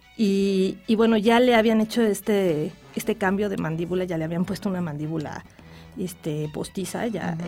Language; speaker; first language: Spanish; native; Spanish